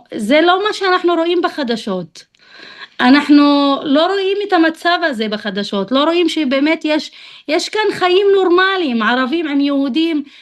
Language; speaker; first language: Hebrew; non-native, local second language; Arabic